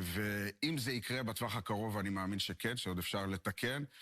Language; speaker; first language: Hebrew; native; Hebrew